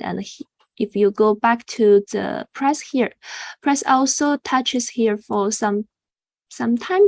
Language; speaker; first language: English; non-native, fluent; Chinese